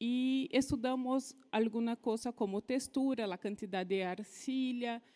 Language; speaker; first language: Spanish; non-native, fluent; Portuguese